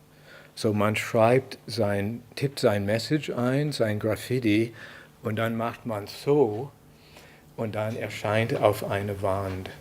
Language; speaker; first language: German; non-native, fluent; English